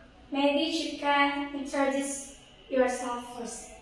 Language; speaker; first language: English; non-native, learner; Indonesian